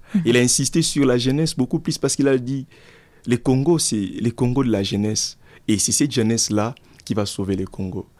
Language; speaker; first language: French; non-native, local second language; Lingala